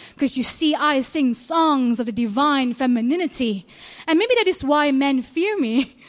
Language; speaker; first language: English; non-native, local second language; Malay